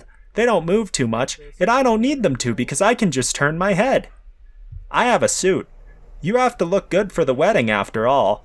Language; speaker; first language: English; native; English